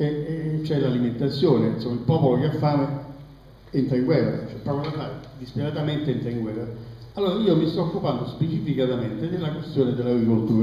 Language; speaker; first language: Italian; native; Italian